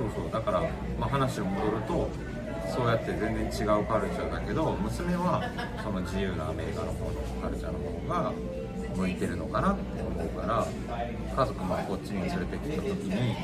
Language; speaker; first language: Japanese; native; Japanese